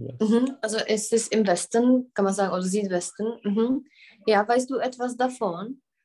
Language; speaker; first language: German; non-native, fluent; Czech